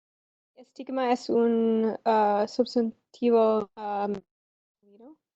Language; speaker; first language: Spanish; non-native, learner; English